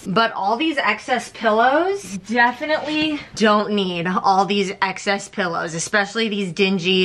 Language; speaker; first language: English; native; English